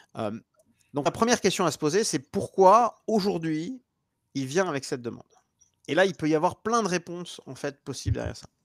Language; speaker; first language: French; native; French